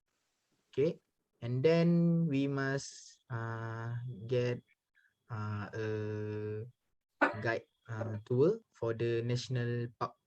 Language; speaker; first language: English; non-native, learner; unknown